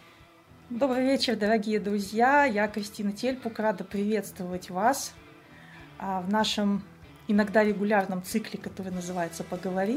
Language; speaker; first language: Russian; native; Russian